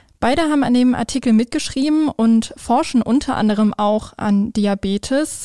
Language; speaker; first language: German; native; German